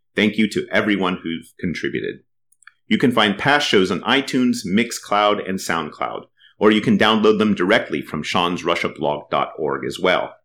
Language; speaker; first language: English; native; English